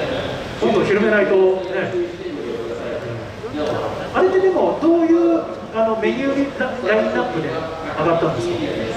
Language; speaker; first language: Japanese; native; Japanese